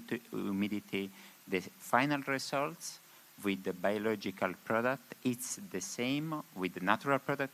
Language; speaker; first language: English; non-native, learner; Spanish